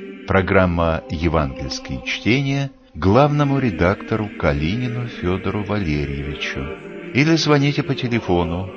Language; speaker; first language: Russian; native; Russian